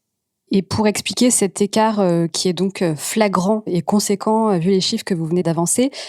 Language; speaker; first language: French; native; French